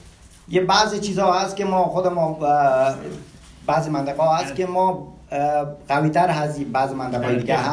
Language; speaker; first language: Persian; early bilingual, heritage; Persian